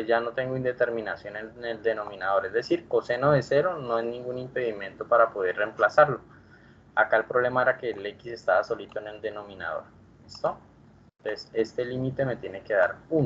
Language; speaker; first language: Spanish; native; Spanish